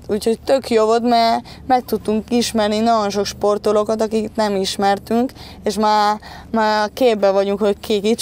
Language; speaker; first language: Hungarian; early bilingual, heritage; Spanish